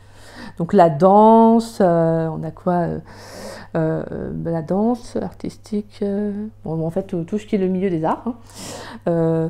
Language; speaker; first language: French; native; French